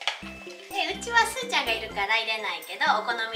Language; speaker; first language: Japanese; native; Japanese